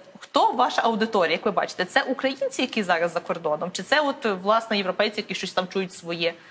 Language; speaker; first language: Ukrainian; native; Ukrainian